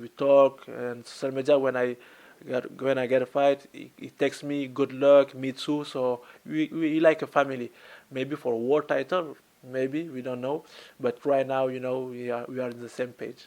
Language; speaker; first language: English; non-native, learner; French